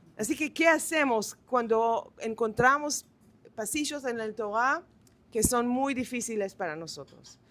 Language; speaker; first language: Spanish; non-native, fluent; Hebrew